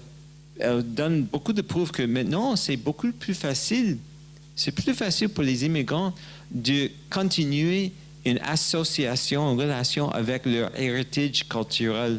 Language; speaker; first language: French; non-native, learner; English